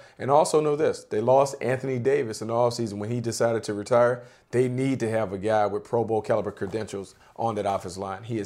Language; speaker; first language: English; native; English